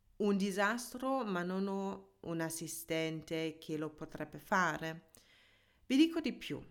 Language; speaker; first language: Italian; non-native, fluent; German